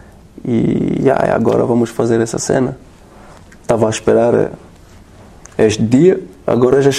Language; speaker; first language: Portuguese; non-native, learner; French